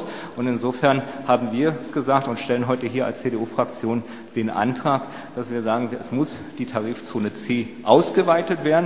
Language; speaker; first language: German; native; German